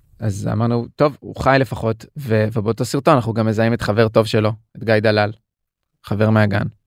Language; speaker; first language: Hebrew; native; Hebrew